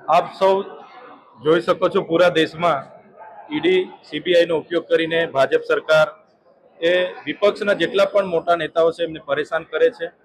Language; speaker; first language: Gujarati; non-native, local second language; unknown